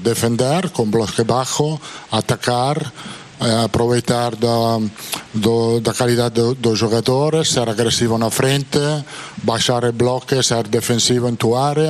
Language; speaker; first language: Portuguese; non-native, fluent; Italian